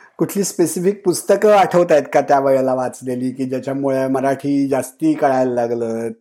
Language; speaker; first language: Marathi; native; Marathi